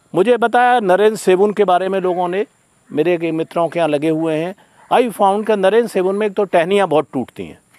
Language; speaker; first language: Hindi; native; Hindi